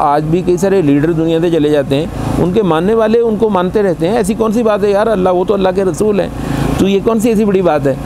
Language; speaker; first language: Urdu; non-native, local second language; Punjabi